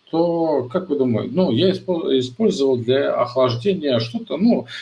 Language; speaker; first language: Russian; native; Russian